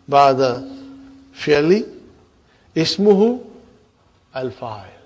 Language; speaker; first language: Arabic; non-native, fluent; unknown